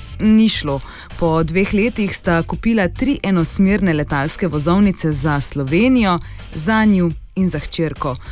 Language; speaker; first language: Slovenian; native; Slovenian